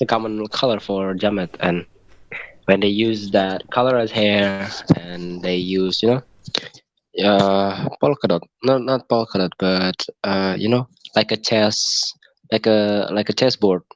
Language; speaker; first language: English; non-native, learner; Indonesian